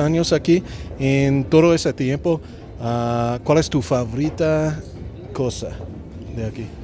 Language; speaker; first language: Spanish; non-native, learner; English